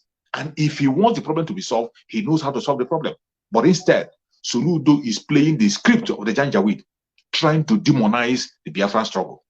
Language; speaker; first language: English; non-native, local second language; Igbo